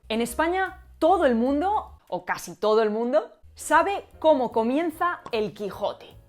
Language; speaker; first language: Spanish; native; Spanish